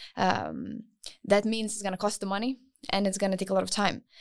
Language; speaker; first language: English; non-native, fluent; Lithuanian